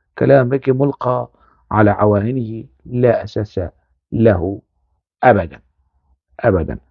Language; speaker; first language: Arabic; non-native, local second language; Kurdish